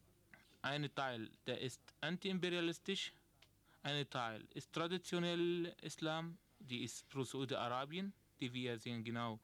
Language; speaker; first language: German; non-native, learner; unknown